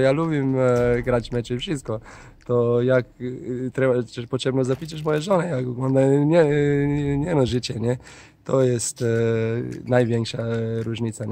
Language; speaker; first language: Polish; non-native, fluent; Slovenian